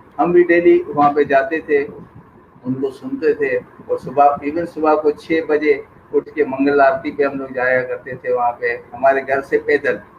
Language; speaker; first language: Urdu; non-native, local second language; Sindhi